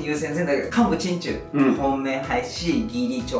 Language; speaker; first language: Chinese; non-native, learner; Japanese